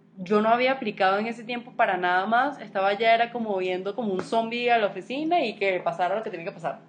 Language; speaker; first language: Spanish; native; Spanish